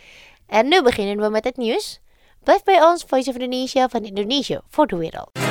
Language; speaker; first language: Dutch; non-native, learner; Indonesian